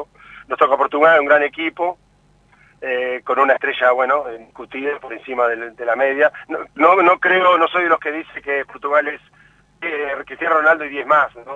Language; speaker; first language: Spanish; native; Spanish